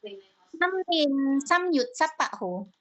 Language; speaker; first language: Cantonese; non-native, learner; Indonesian